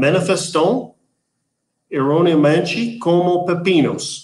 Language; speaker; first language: Spanish; non-native, learner; English